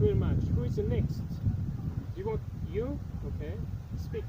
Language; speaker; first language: English; non-native, fluent; Tajik